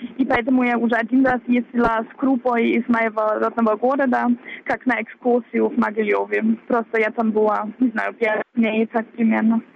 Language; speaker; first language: Russian; non-native, fluent; German